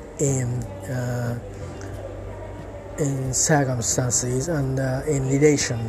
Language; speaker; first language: English; non-native, learner; Japanese